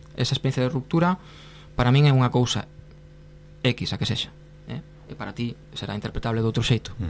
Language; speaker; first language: Galician; non-native, local second language; Spanish